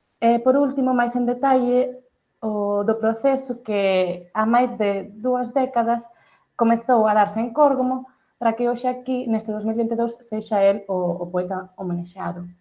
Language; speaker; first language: Galician; early bilingual, heritage; Catalan